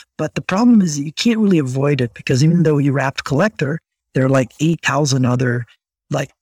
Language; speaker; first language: English; non-native, fluent; Portuguese